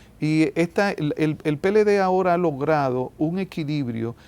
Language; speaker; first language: Spanish; native; Spanish